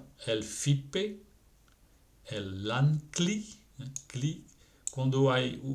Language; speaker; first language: Spanish; non-native, fluent; French